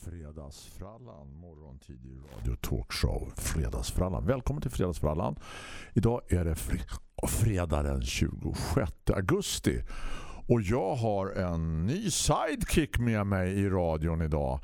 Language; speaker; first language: Swedish; native; Swedish